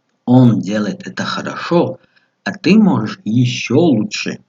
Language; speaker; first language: Russian; non-native, local second language; Tajik